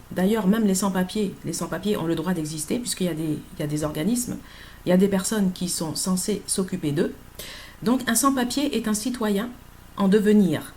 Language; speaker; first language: French; native; French